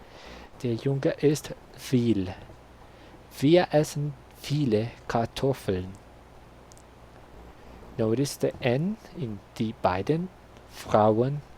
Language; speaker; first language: German; non-native, learner; Spanish